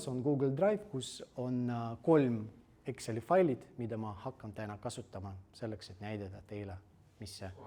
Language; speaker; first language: Estonian; non-native, fluent; Russian